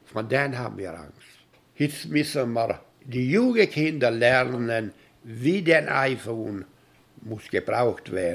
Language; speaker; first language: German; early bilingual, heritage; German